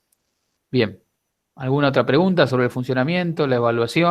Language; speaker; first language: Spanish; native; Spanish